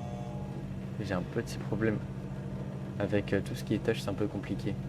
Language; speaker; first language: French; native; French